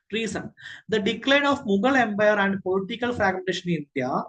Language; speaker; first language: English; non-native, local second language; Malayalam